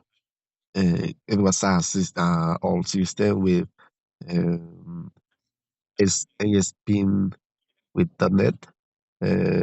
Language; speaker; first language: English; non-native, learner; Spanish